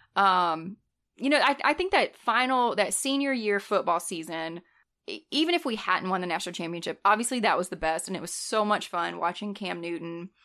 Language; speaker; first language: English; native; English